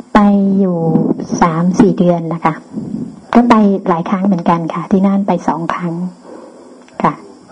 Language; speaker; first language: Thai; native; Thai